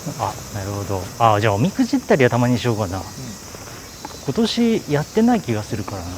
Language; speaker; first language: Japanese; native; Japanese